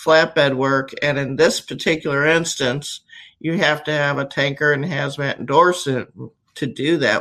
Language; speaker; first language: English; native; English